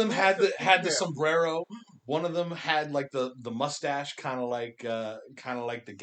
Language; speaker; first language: English; native; English